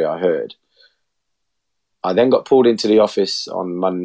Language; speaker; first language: English; native; English